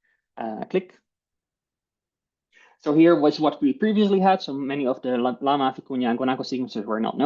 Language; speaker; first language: English; non-native, fluent; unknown